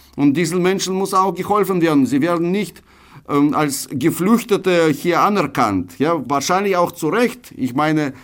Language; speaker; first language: German; non-native, fluent; Russian